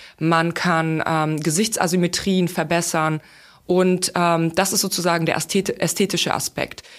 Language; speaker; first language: German; non-native, fluent; Russian